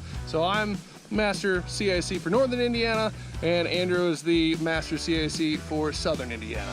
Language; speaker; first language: English; native; English